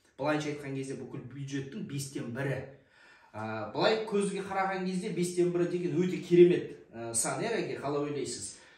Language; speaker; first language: Kazakh; native; Kazakh